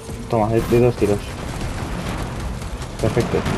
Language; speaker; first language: Spanish; native; Spanish